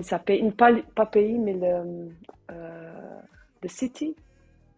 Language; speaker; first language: French; non-native, learner; Dutch